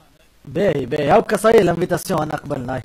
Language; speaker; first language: Arabic; native; Arabic